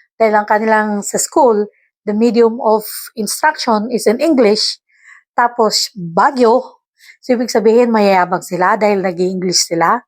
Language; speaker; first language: Filipino; non-native, local second language; Iloko